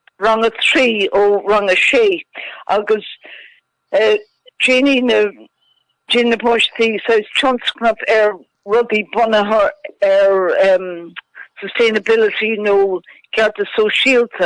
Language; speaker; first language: Irish; non-native, local second language; English